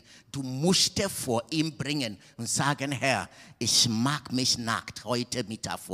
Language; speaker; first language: German; non-native, fluent; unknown